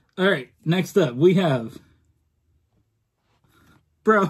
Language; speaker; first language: English; native; English